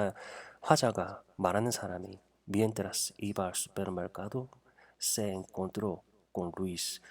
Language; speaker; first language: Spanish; non-native, fluent; Korean